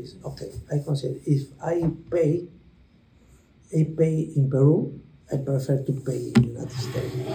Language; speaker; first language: English; non-native, learner; Spanish